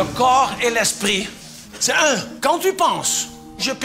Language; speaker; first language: French; non-native, learner; Dutch